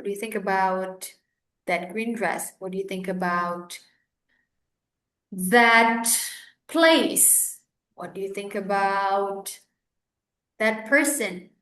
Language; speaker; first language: English; non-native, fluent; Indonesian